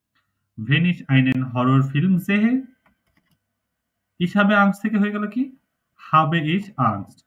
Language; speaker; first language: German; non-native, learner; Bangla